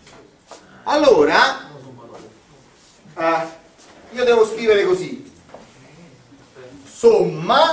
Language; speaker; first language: Italian; native; Italian